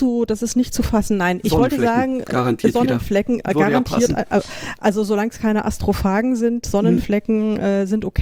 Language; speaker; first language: German; native; German